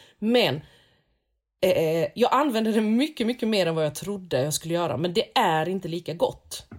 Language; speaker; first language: Swedish; native; Swedish